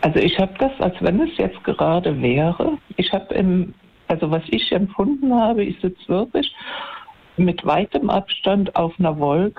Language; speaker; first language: German; native; German